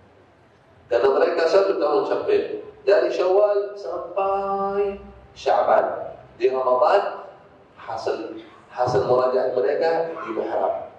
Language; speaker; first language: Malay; non-native, fluent; Arabic